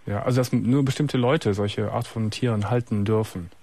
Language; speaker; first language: German; native; German